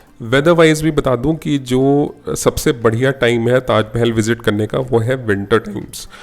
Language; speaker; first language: Hindi; native; Hindi